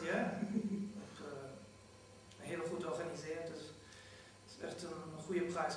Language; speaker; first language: Dutch; non-native, fluent; German